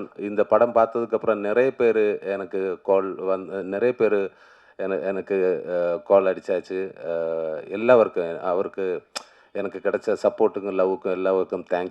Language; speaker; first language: Tamil; non-native, learner; Malayalam